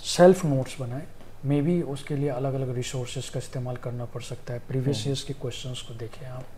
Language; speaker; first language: Hindi; native; Hindi